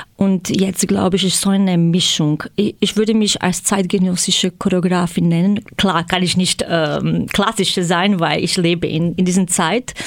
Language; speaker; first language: German; non-native, fluent; Croatian